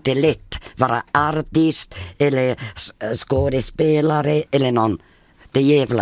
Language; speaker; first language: Swedish; non-native, fluent; Finnish